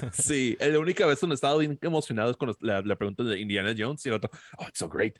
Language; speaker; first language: Spanish; early bilingual, heritage; Spanish